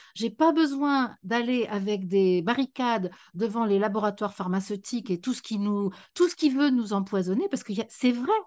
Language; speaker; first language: French; native; French